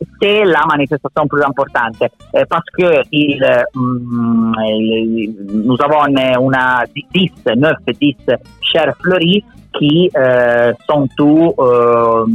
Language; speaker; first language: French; non-native, learner; Italian